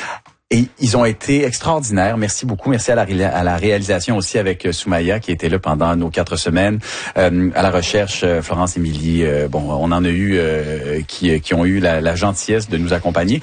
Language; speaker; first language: French; native; French